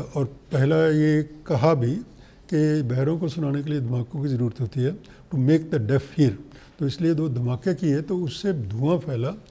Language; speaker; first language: Hindi; native; Hindi